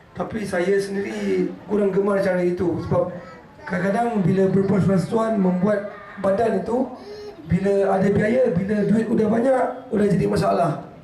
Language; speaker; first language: Malay; native; Malay